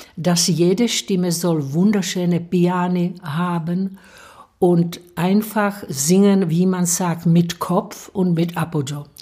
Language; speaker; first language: German; non-native, fluent; Czech